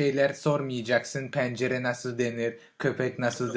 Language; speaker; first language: Turkish; non-native, learner; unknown